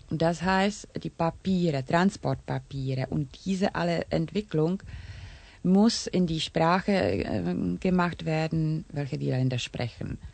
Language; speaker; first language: German; non-native, learner; Czech